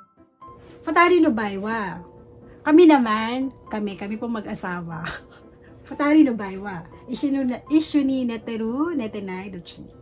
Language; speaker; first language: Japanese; non-native, fluent; Filipino